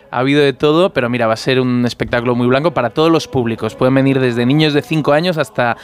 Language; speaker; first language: Spanish; native; Spanish